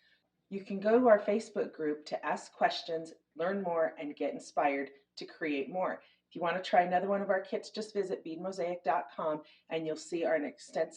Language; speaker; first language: English; native; English